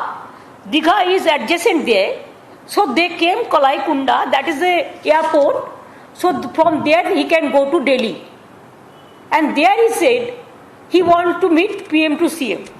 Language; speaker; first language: English; non-native, local second language; Bangla